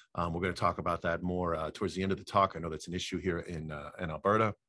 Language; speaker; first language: English; native; English